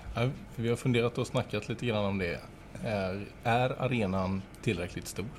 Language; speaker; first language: Swedish; native; Swedish